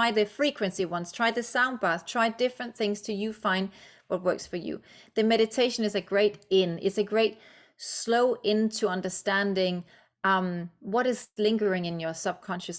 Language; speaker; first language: English; non-native, fluent; Danish